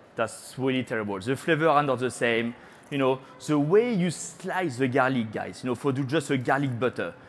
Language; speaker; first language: English; non-native, fluent; French